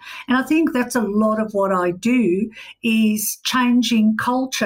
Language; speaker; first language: English; native; English